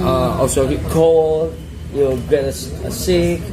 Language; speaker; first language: English; non-native, learner; Indonesian